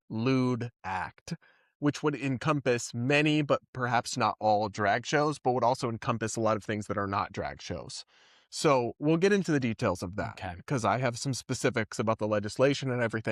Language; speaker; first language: English; native; English